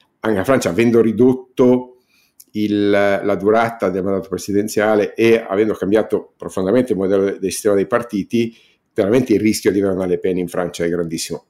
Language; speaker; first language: Italian; native; Italian